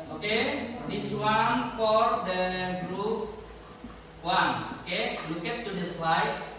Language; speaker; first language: English; non-native, learner; Indonesian